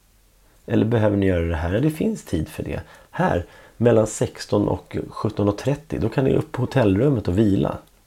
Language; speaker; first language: Swedish; native; Swedish